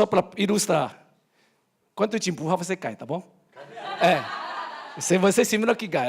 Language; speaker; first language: Portuguese; native; Portuguese